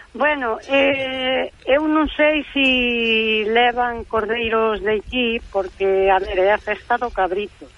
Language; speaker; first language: Galician; native; Galician